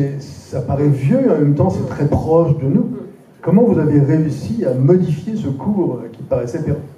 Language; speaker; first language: French; native; French